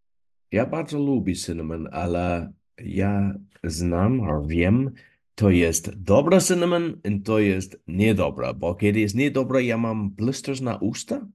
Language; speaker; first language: Polish; non-native, learner; English